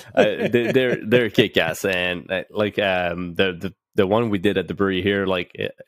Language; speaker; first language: English; native; English